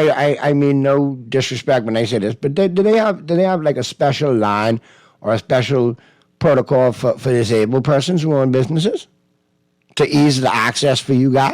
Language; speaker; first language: English; native; English